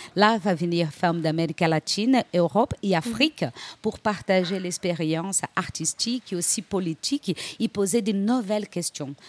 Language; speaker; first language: French; non-native, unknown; Portuguese